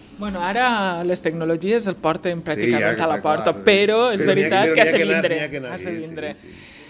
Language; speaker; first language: Catalan; native; Catalan